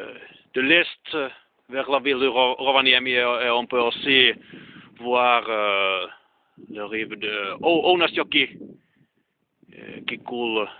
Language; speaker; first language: French; non-native, learner; Finnish